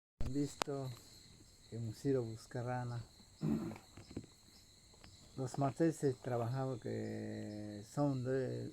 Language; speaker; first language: Spanish; non-native, local second language; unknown